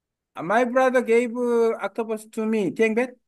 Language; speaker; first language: English; non-native, learner; Korean